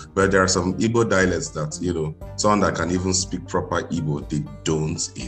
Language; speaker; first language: English; non-native, local second language; Igbo